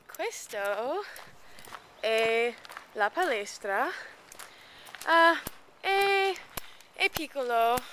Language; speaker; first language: Italian; non-native, learner; English